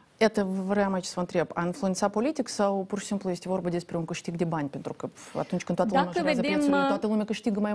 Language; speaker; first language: Romanian; native; Romanian